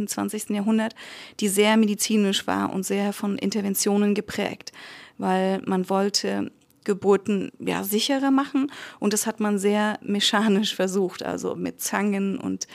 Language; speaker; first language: German; native; German